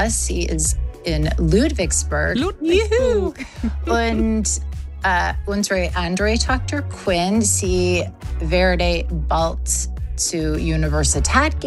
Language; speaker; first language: German; non-native, learner; English